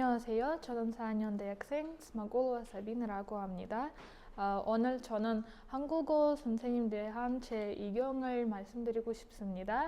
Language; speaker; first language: Korean; non-native, learner; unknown